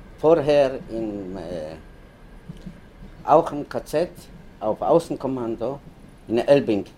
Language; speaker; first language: German; non-native, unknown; Yiddish